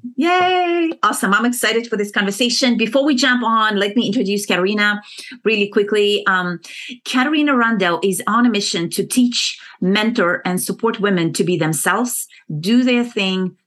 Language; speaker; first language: English; non-native, fluent; Kazakh